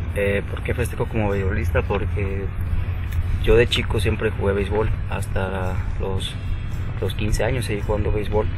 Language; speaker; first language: Spanish; native; Spanish